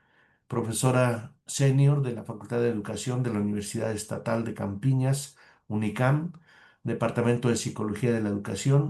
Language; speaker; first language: Spanish; native; Spanish